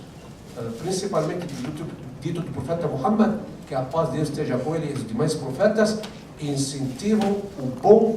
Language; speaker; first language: Portuguese; non-native, fluent; Arabic